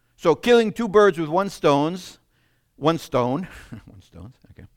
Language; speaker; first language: English; non-native, fluent; Italian